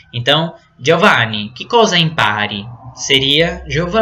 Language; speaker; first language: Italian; non-native, fluent; Portuguese